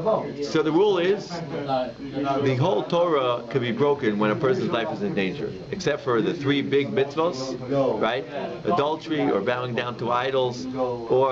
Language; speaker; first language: English; native; English